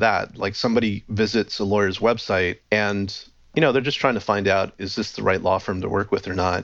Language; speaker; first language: English; native; English